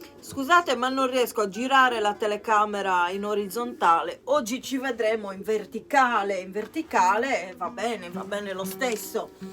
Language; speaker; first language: Italian; native; Italian